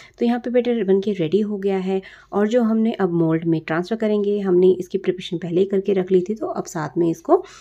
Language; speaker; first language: Hindi; native; Hindi